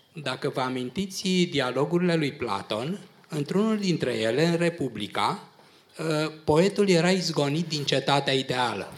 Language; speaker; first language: Romanian; native; Romanian